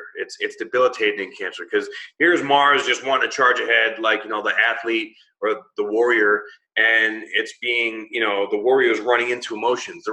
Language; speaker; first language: English; native; English